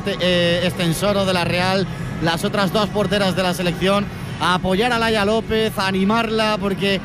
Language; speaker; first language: Spanish; native; Spanish